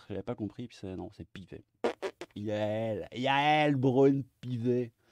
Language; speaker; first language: French; native; French